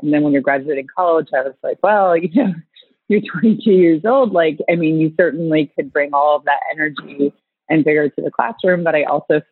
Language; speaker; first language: English; native; English